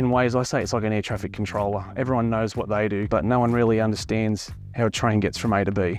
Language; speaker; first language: English; native; English